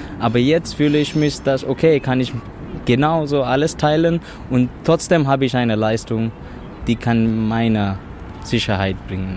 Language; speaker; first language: German; non-native, learner; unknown